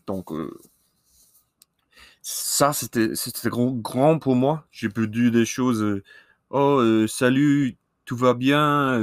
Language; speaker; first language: French; non-native, learner; English